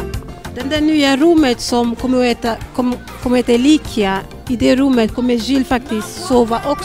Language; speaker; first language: Swedish; non-native, fluent; Lingala